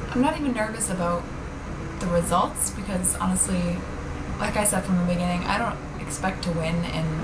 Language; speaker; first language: English; native; English